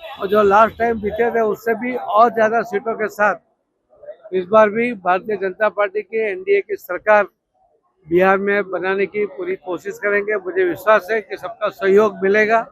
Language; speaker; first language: Hindi; non-native, local second language; Gujarati